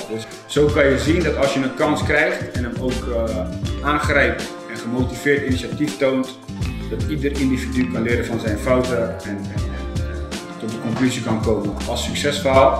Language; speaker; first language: Dutch; native; Dutch